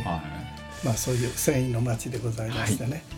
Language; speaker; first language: Japanese; native; Japanese